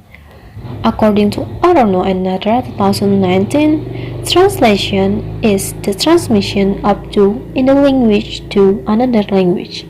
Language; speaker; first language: English; non-native, learner; Indonesian